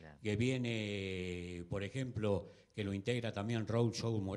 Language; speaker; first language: Spanish; native; Spanish